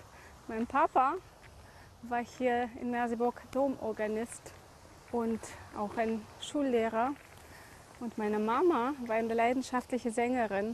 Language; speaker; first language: German; native; German